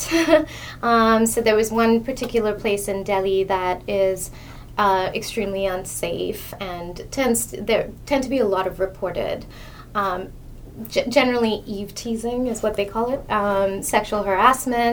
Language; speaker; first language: English; non-native, local second language; Hindi